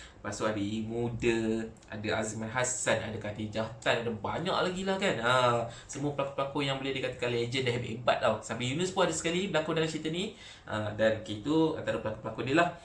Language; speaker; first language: Malay; native; Malay